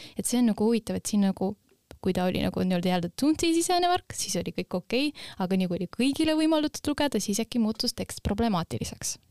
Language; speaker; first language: Estonian; non-native, local second language; Russian